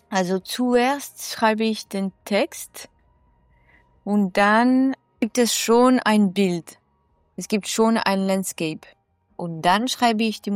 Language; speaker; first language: German; non-native, learner; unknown